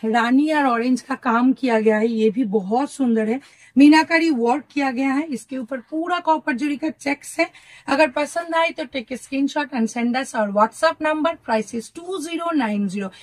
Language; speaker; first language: Hindi; non-native, local second language; Bangla